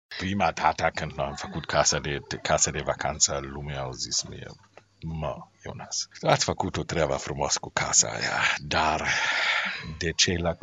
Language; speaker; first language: Romanian; non-native, learner; German